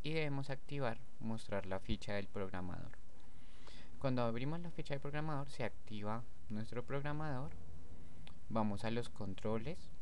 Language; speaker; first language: Spanish; native; Spanish